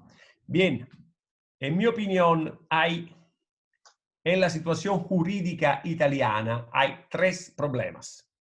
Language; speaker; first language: Spanish; non-native, fluent; Italian